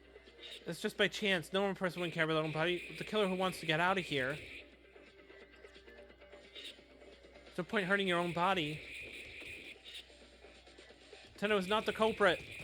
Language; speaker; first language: English; native; English